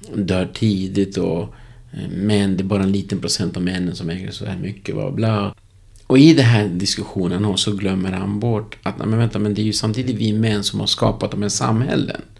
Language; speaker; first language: Swedish; early bilingual, other home language; Spanish